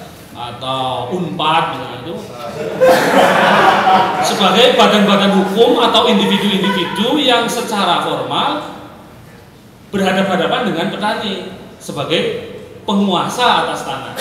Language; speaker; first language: Indonesian; native; Indonesian